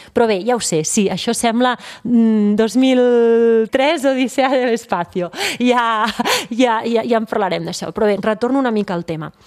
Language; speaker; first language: Catalan; native; Catalan